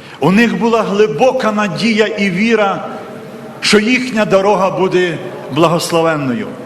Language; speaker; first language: Ukrainian; native; Ukrainian